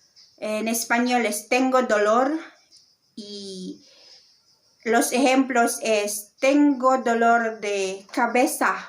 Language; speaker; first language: Spanish; non-native, learner; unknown